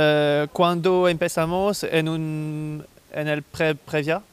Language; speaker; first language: Spanish; non-native, learner; French